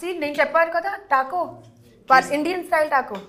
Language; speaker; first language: Telugu; non-native, local second language; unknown